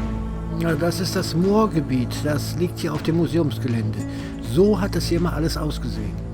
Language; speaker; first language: German; native; German